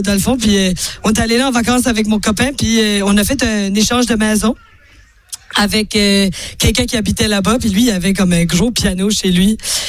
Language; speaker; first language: French; native; French